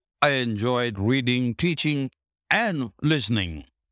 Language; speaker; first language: English; non-native, local second language; Tamil